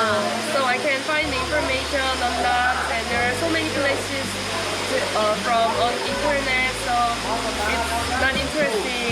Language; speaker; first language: English; non-native, learner; Korean